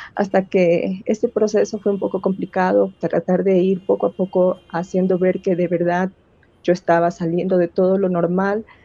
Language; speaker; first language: Spanish; native; Spanish